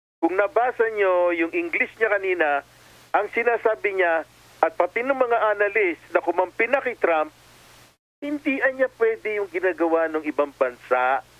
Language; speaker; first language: Filipino; native; Filipino